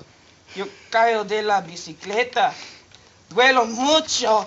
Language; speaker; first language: Spanish; non-native, learner; English